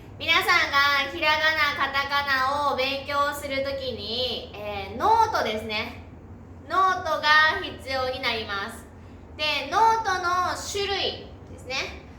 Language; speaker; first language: Japanese; native; Japanese